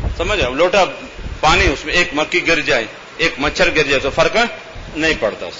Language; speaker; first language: Urdu; non-native, local second language; Baluchi